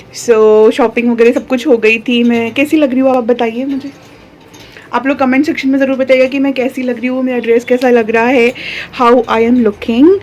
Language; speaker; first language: Hindi; non-native, local second language; Telugu